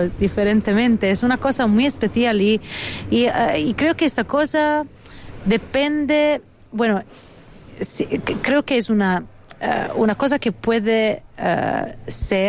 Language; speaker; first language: Spanish; non-native, fluent; Italian